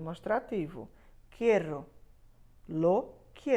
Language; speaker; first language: Spanish; non-native, fluent; Portuguese